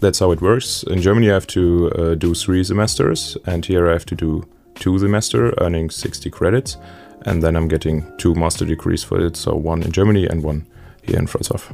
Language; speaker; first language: English; non-native, fluent; German